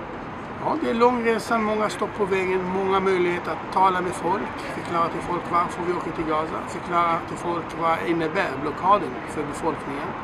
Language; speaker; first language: Swedish; non-native, fluent; Hebrew